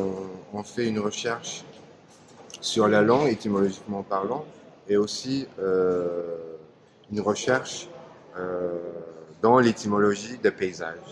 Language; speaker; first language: French; non-native, fluent; Turkish